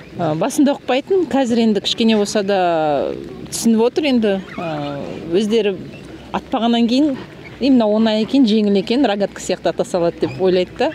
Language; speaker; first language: Kazakh; native; Kazakh